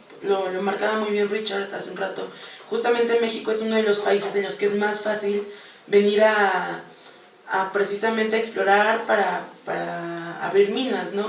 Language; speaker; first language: Spanish; native; Spanish